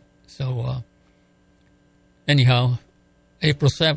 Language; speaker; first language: English; native; English